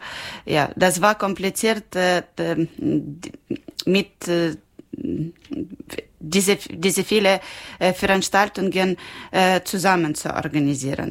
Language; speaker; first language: German; non-native, learner; Ukrainian